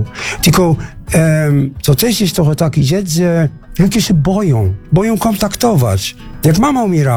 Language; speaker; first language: Polish; non-native, fluent; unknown